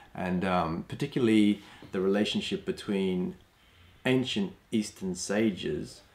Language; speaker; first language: English; native; English